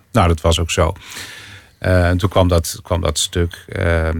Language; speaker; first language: Dutch; native; Dutch